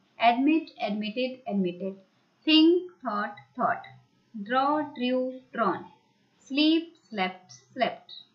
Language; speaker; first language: English; non-native, local second language; Hindi